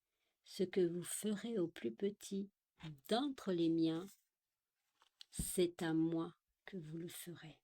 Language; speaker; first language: French; native; French